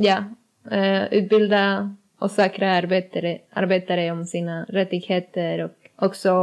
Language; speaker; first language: Swedish; non-native, learner; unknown